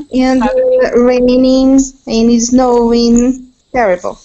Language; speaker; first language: English; non-native, learner; Portuguese